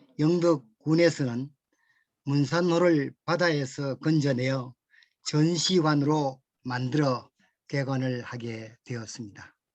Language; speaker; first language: Korean; native; Korean